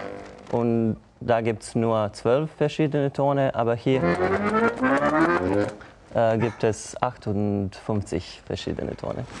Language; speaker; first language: German; non-native, learner; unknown